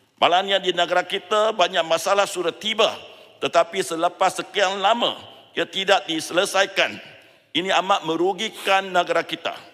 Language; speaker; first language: Malay; non-native, local second language; Chinese